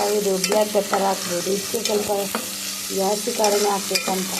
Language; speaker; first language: Kannada; non-native, local second language; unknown